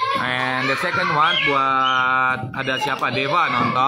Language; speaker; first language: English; non-native, fluent; Indonesian